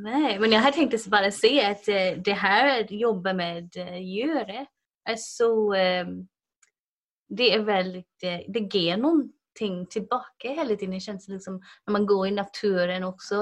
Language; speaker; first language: Swedish; non-native, fluent; English